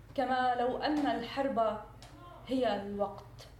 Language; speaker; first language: Arabic; native; Arabic